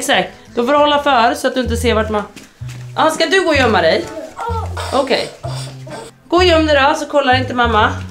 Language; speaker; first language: Swedish; native; Swedish